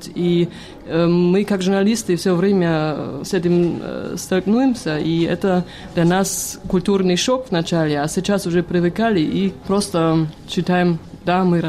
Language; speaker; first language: Russian; non-native, fluent; German